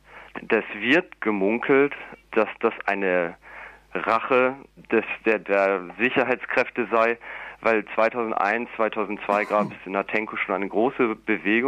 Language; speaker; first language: German; native; German